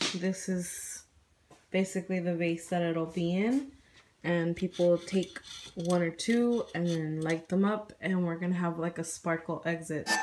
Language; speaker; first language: English; early bilingual, other home language; Spanish